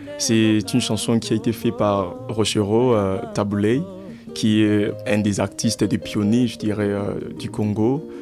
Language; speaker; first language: French; non-native, local second language; Lingala